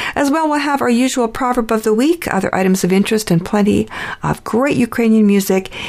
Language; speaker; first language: English; early bilingual, other home language; Ukrainian